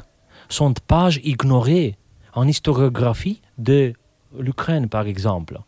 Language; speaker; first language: French; non-native, fluent; Romanian